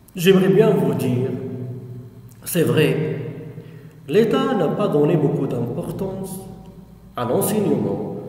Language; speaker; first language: French; non-native, local second language; Arabic